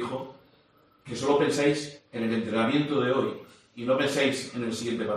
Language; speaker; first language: Spanish; native; Spanish